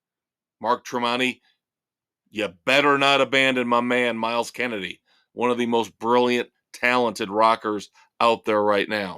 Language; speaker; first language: English; native; English